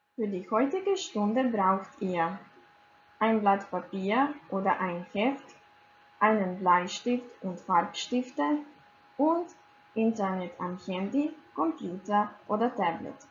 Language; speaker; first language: German; non-native, fluent; Croatian